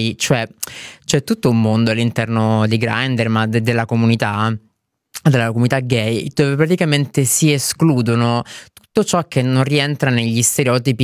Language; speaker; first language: Italian; native; Italian